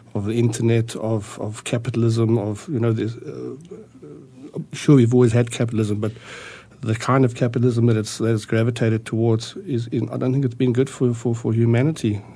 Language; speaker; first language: English; early bilingual, other home language; German